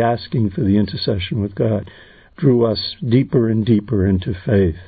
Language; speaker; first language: English; native; English